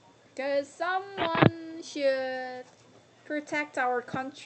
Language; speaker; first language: English; non-native, learner; Korean